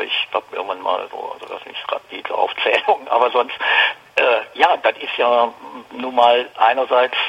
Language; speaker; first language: German; native; German